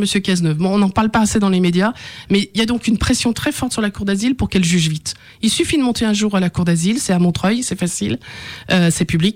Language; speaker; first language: French; native; French